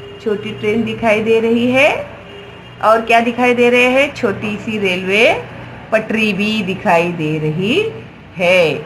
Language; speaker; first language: Hindi; non-native, local second language; Marathi